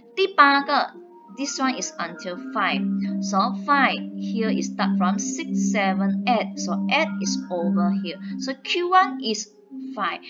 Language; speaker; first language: English; non-native, local second language; Chinese